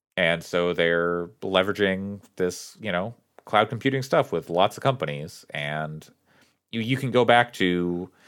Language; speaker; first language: English; native; English